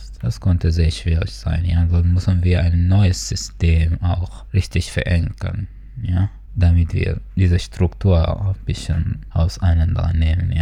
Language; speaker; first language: German; non-native, fluent; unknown